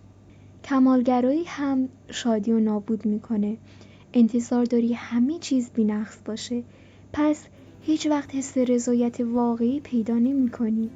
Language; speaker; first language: Persian; native; Persian